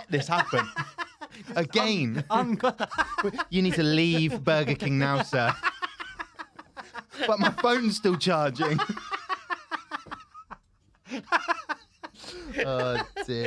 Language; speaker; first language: English; native; English